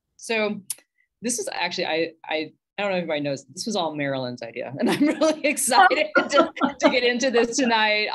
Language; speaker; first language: English; native; English